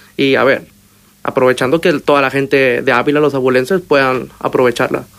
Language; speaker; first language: Spanish; native; Spanish